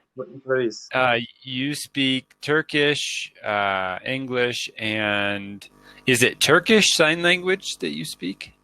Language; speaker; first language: English; native; English